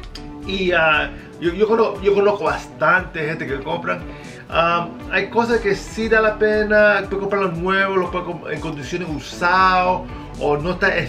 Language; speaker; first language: Spanish; early bilingual, heritage; Spanish